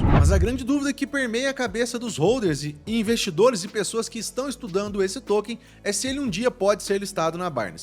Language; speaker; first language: Portuguese; native; Portuguese